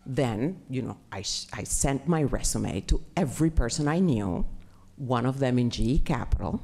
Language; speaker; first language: English; non-native, fluent; Spanish